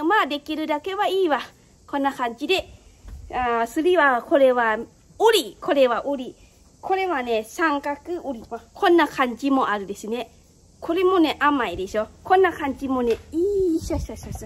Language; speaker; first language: Japanese; non-native, learner; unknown